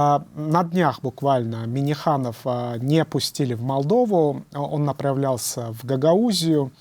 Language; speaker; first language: Russian; native; Russian